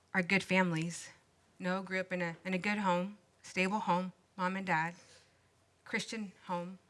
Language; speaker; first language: English; native; English